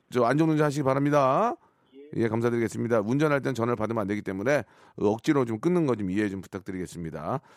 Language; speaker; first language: Korean; native; Korean